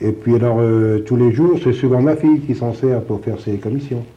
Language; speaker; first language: French; native; French